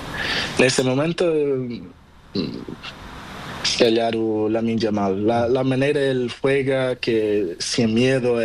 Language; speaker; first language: Spanish; non-native, learner; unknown